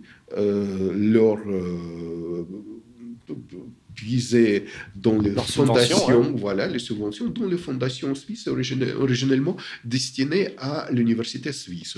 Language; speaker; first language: French; non-native, fluent; Russian